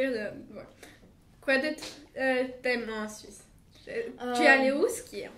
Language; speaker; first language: French; non-native, fluent; Bulgarian